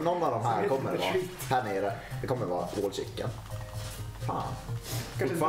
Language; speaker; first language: Swedish; native; Swedish